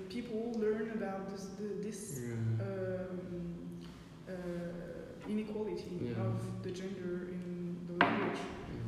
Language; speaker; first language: English; non-native, learner; French